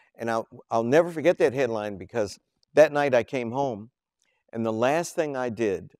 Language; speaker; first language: English; native; English